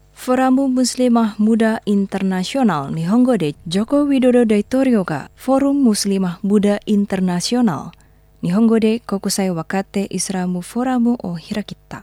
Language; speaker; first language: Japanese; non-native, fluent; Indonesian